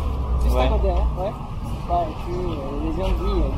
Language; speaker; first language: French; non-native, fluent; Japanese